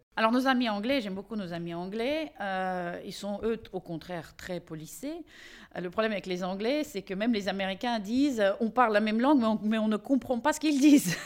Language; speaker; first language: French; non-native, fluent; Russian